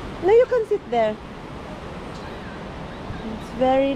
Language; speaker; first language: English; non-native, local second language; Filipino